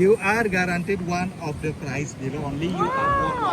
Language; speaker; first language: English; non-native, learner; Indonesian